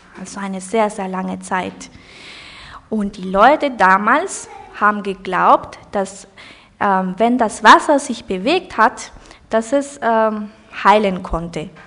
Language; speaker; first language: German; early bilingual, heritage; German